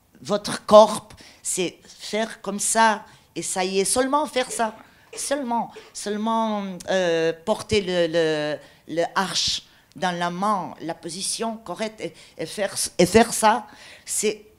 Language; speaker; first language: French; non-native, learner; Portuguese